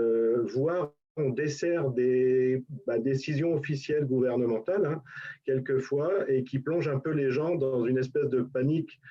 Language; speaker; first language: French; native; French